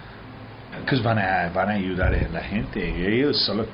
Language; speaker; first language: Spanish; early bilingual, heritage; Spanish